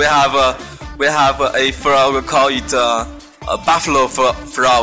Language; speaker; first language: English; non-native, fluent; Chinese